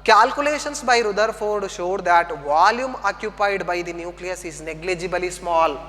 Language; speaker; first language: English; non-native, local second language; Kannada